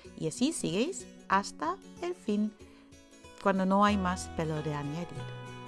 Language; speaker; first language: Spanish; non-native, fluent; German